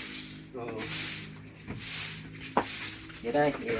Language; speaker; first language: Filipino; non-native, local second language; Cebuano